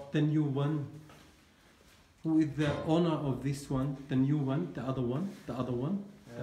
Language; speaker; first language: English; non-native, learner; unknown